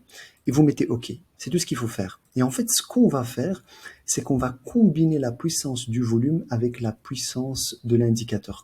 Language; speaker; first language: French; native; French